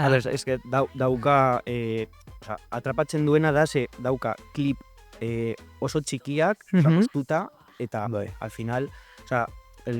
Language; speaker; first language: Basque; non-native, local second language; Spanish